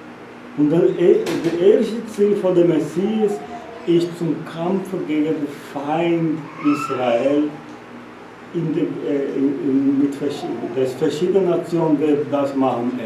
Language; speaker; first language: German; non-native, learner; Portuguese